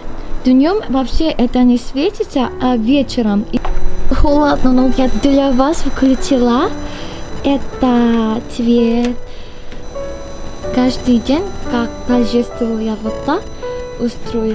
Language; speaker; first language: Russian; non-native, learner; Korean